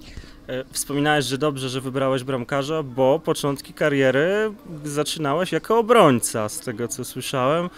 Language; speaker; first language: Polish; native; Polish